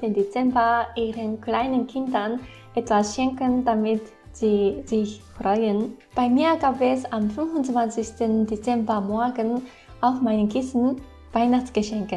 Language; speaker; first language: German; non-native, fluent; Japanese